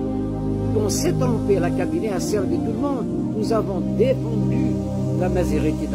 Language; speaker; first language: French; non-native, local second language; Kabyle